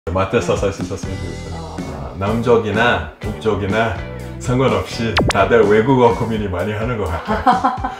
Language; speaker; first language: Korean; non-native, fluent; Portuguese